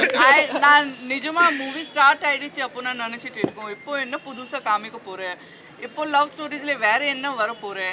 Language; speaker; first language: Tamil; non-native, local second language; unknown